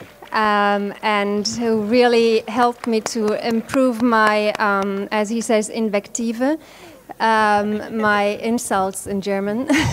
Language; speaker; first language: English; non-native, fluent; German